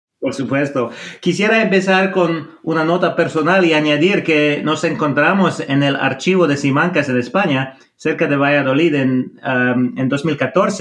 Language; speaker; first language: Spanish; non-native, fluent; English